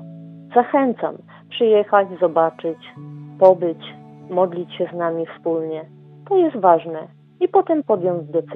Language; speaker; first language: Polish; native; Polish